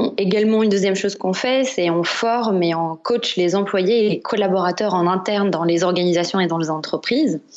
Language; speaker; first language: French; non-native, local second language; Arabic